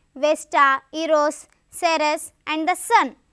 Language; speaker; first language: English; non-native, local second language; Telugu